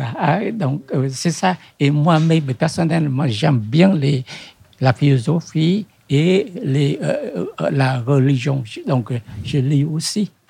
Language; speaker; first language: French; non-native, fluent; Vietnamese